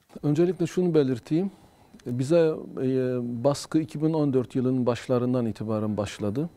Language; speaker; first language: Turkish; native; Turkish